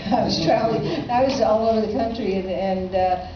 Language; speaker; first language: English; native; English